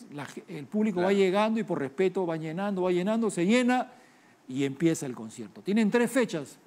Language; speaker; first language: Spanish; native; Spanish